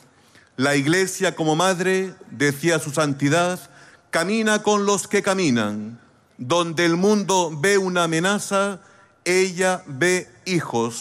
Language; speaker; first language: Spanish; native; Spanish